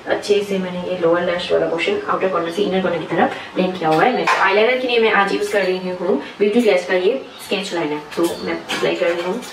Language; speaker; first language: Hindi; non-native, local second language; Bangla